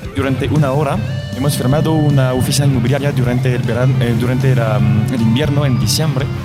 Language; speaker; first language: Spanish; non-native, fluent; French